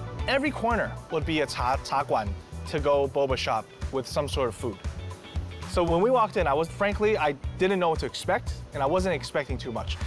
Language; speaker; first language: English; non-native, fluent; Chinese